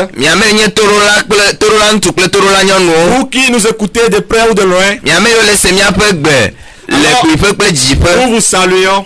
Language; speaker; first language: French; non-native, local second language; Ewe